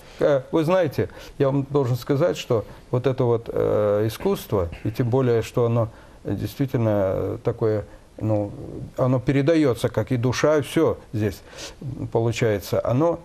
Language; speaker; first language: Russian; native; Russian